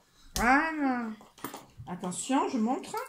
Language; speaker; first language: French; native; French